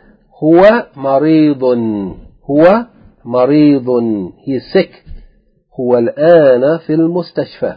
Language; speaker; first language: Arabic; non-native, fluent; English